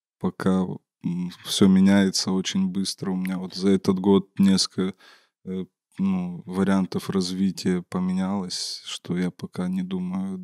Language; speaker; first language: Russian; native; Russian